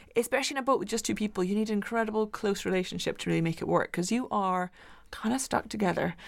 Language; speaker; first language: English; native; English